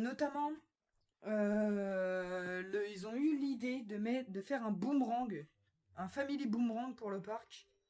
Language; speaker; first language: French; native; French